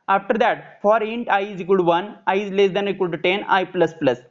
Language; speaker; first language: English; non-native, local second language; Marathi